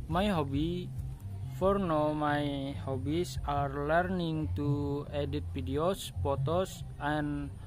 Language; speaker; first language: English; non-native, learner; Indonesian